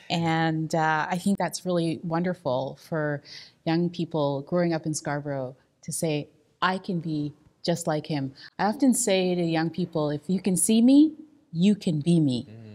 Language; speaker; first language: English; native; English